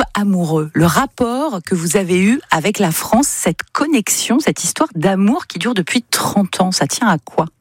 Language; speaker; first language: French; native; French